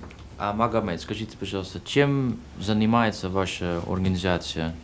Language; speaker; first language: Russian; non-native, fluent; Dutch